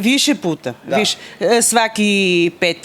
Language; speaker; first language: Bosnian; non-native, learner; Bulgarian